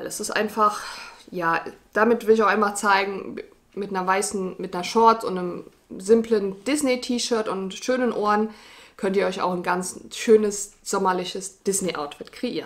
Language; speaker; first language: German; native; German